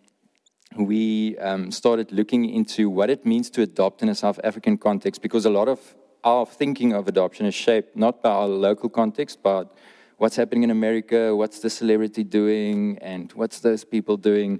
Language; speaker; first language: English; non-native, local second language; Afrikaans